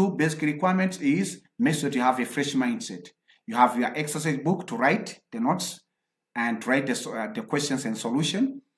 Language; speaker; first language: English; non-native, local second language; Swahili